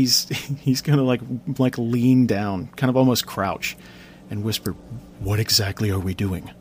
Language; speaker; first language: English; native; English